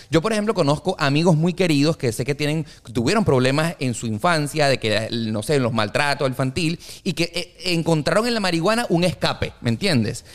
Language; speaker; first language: Spanish; native; Spanish